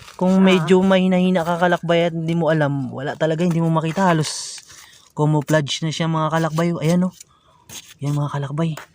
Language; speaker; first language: Filipino; native; Filipino